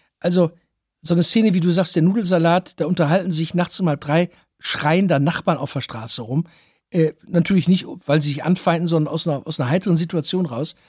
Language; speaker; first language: German; native; German